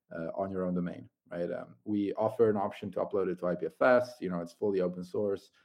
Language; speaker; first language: English; non-native, fluent; Italian